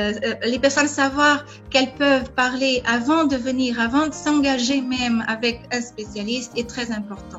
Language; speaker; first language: French; non-native, fluent; Portuguese